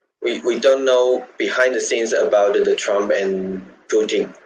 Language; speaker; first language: English; non-native, learner; Chinese